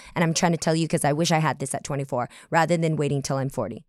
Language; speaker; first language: English; early bilingual, other home language; Vietnamese